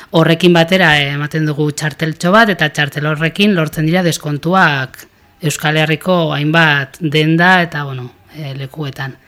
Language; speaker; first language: Basque; non-native, local second language; Spanish